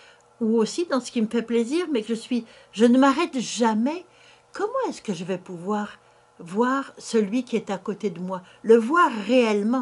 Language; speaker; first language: French; native; French